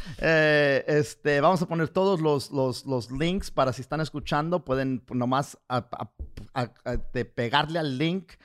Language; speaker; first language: Spanish; early bilingual, heritage; Spanish